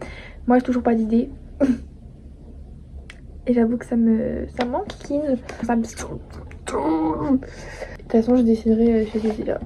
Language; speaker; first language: French; native; French